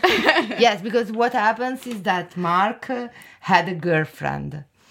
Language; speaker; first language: English; non-native, fluent; Italian